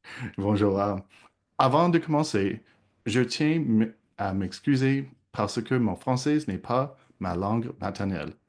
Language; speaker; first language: French; non-native, local second language; English